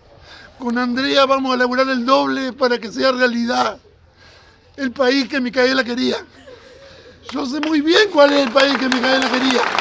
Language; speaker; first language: Spanish; native; Spanish